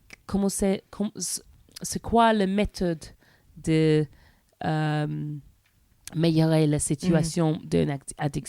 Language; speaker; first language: French; non-native, learner; English